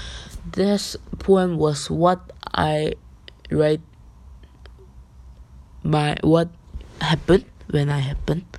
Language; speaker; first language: English; non-native, learner; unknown